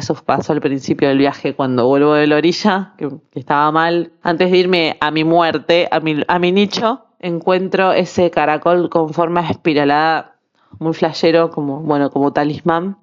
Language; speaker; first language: Spanish; native; Spanish